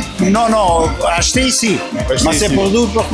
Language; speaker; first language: French; non-native, learner; Portuguese